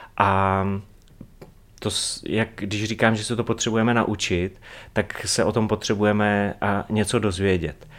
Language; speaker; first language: Czech; native; Czech